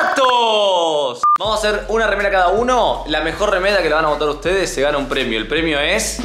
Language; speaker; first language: Spanish; native; Spanish